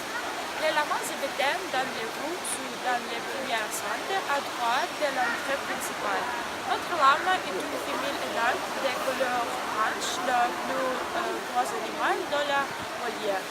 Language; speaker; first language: French; non-native, learner; Russian